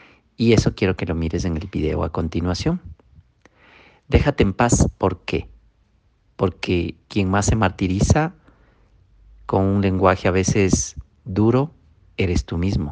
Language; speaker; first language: Spanish; native; Spanish